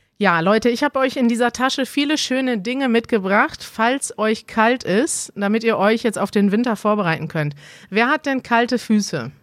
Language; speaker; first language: German; native; German